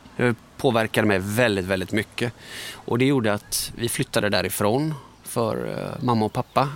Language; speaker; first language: Swedish; early bilingual, other home language; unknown